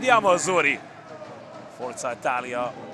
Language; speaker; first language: Italian; non-native, learner; English